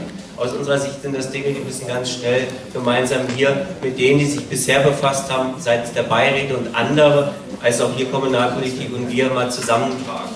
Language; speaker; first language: German; native; German